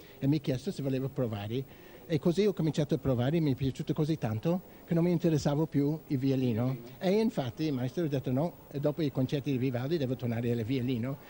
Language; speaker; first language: Italian; non-native, fluent; English